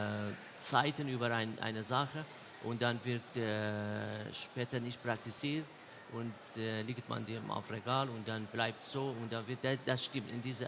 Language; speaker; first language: German; non-native, learner; Central Kurdish